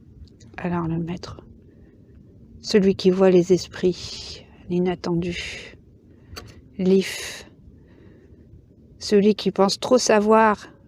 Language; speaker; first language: French; native; French